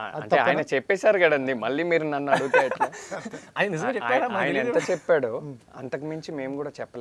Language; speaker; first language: Telugu; native; Telugu